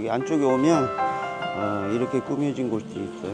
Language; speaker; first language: Korean; native; Korean